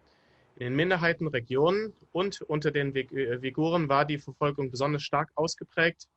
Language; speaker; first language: German; native; German